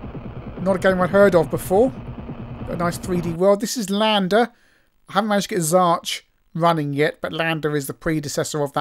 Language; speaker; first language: English; native; English